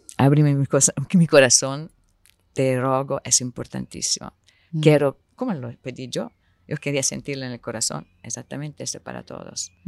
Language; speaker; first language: Spanish; non-native, fluent; Italian